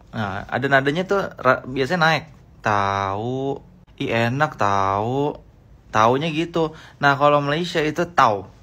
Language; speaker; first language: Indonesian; native; Indonesian